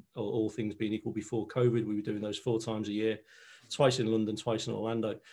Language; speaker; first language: English; native; English